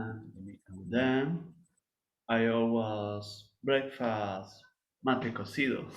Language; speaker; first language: English; non-native, learner; Spanish